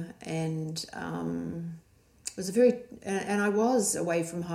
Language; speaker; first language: English; native; English